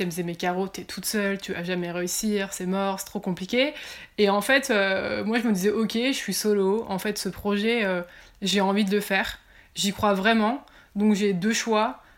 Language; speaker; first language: French; native; French